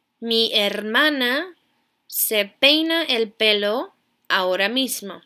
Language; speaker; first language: Spanish; non-native, fluent; English